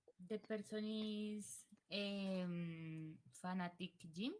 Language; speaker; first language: English; non-native, learner; Spanish